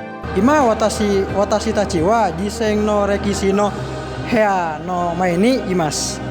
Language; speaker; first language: Japanese; non-native, learner; Indonesian